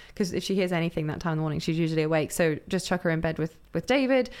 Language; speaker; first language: English; native; English